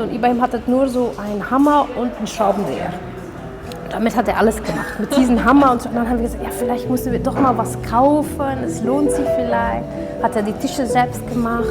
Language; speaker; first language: German; non-native, fluent; Dutch